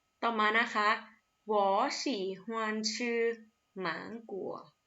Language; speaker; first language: Chinese; non-native, fluent; Thai